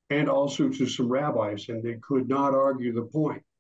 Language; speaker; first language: English; native; English